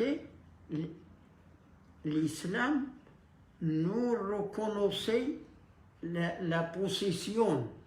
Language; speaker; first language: Spanish; non-native, fluent; Arabic